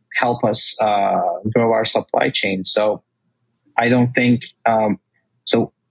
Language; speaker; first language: English; non-native, fluent; Turkish